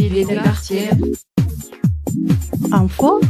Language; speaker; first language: French; non-native, learner; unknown